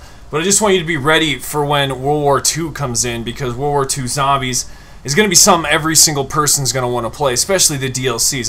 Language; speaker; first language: English; native; English